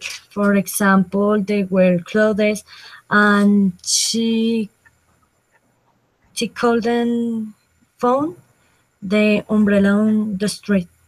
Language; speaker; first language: English; non-native, learner; Spanish